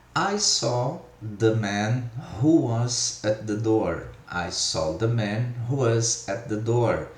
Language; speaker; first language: English; non-native, fluent; Portuguese